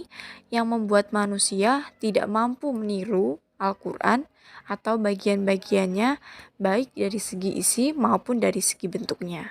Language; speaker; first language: Indonesian; native; Indonesian